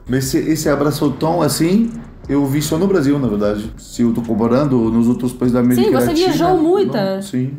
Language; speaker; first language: Portuguese; non-native, fluent; French